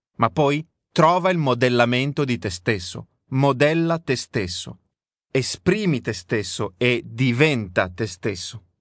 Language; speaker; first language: Italian; native; Italian